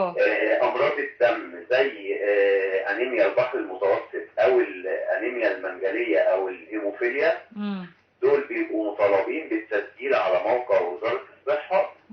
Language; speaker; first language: Arabic; native; Arabic